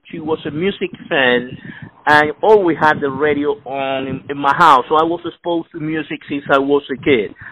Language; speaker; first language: English; non-native, fluent; Spanish